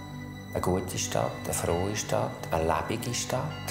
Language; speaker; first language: German; non-native, fluent; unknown